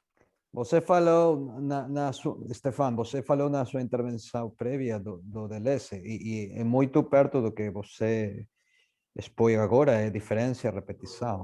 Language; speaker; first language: Portuguese; non-native, fluent; Spanish